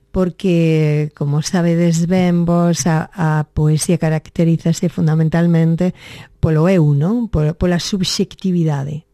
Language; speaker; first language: Galician; native; Galician